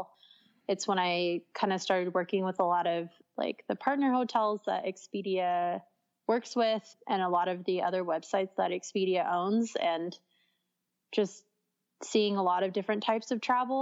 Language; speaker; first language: English; native; English